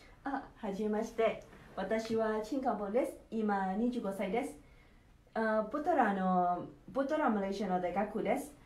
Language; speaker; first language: Japanese; non-native, learner; Malay